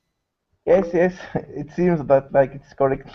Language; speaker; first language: English; non-native, learner; Arabic